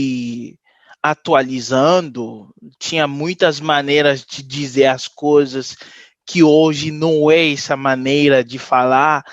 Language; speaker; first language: Portuguese; non-native, fluent; Haitian Creole